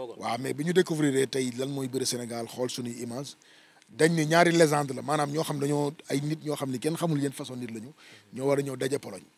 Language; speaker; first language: Wolof; native; Wolof